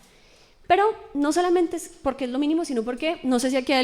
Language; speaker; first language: Spanish; native; Spanish